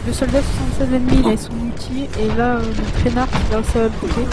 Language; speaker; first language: French; native; French